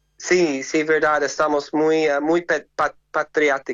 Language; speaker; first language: Spanish; non-native, fluent; English